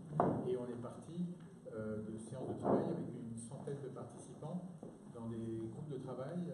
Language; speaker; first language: French; native; French